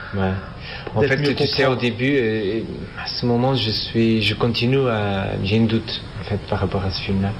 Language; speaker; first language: French; non-native, fluent; Portuguese